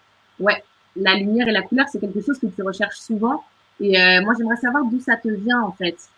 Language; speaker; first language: French; native; French